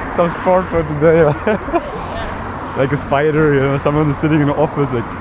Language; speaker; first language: English; non-native, fluent; German